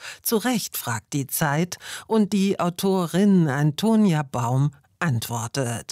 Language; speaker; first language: German; native; German